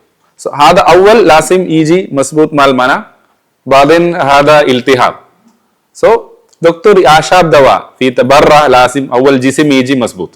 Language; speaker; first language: Arabic; non-native, learner; Malayalam